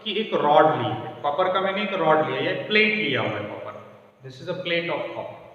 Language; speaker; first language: Hindi; non-native, local second language; Marathi